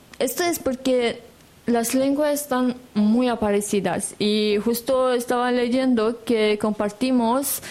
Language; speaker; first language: Spanish; non-native, fluent; Romanian